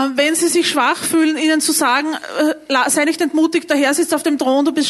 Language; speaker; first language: German; native; German